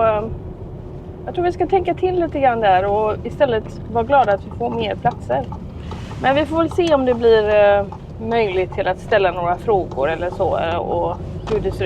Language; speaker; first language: Swedish; native; Swedish